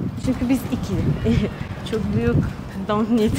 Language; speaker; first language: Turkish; non-native, learner; Russian